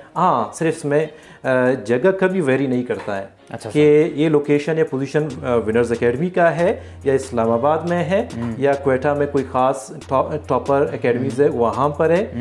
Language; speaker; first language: Urdu; non-native, local second language; Baluchi